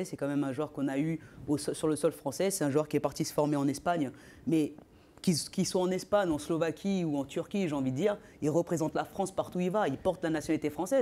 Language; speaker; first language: French; native; French